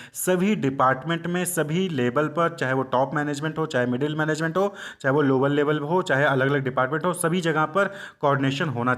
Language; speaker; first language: Hindi; native; Hindi